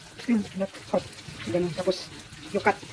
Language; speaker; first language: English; non-native, local second language; Filipino